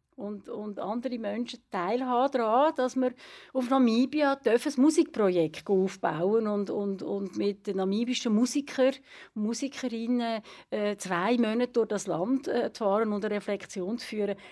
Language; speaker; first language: German; native; German